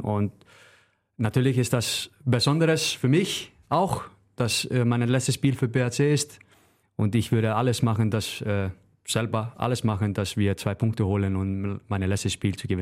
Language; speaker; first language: German; non-native, learner; Icelandic